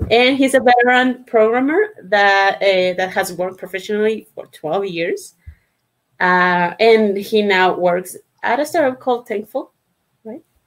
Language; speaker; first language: English; non-native, fluent; Spanish